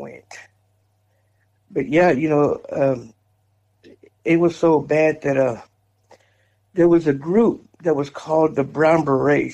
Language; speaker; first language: English; native; English